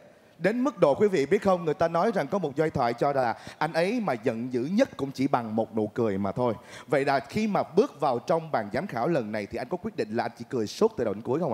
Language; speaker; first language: Vietnamese; native; Vietnamese